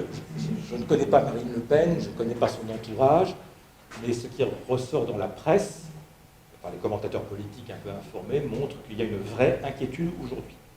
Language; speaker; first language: French; native; French